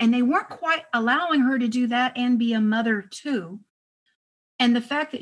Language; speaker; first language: English; native; English